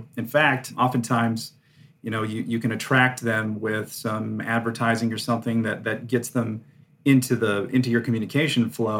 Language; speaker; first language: English; native; English